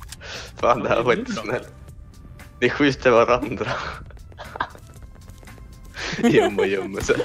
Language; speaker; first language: Swedish; native; Swedish